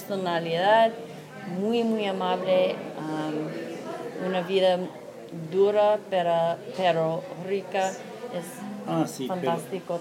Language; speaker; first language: Spanish; non-native, learner; English